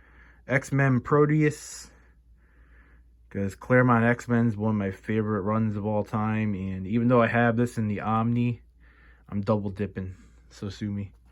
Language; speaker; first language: English; native; English